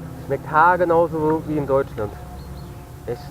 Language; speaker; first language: German; native; German